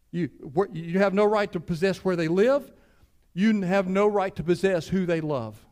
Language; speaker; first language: English; native; English